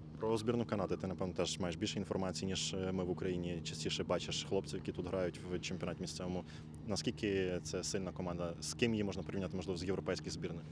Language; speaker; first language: Ukrainian; native; Ukrainian